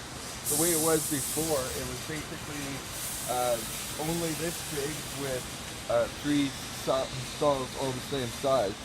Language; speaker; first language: English; native; English